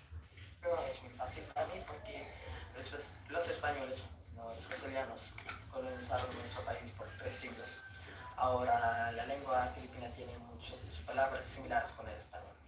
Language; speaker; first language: Spanish; non-native, learner; Filipino